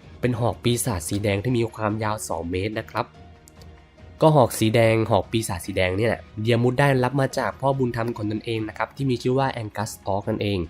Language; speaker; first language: Thai; native; Thai